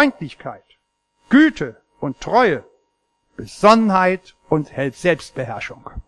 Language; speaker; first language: German; native; German